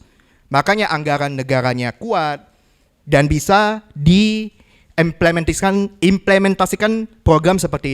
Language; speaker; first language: Indonesian; native; Indonesian